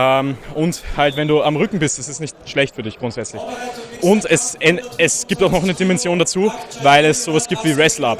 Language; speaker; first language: German; native; German